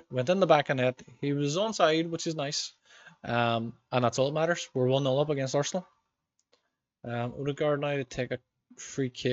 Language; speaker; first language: English; native; English